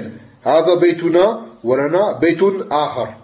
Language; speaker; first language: Arabic; non-native, fluent; French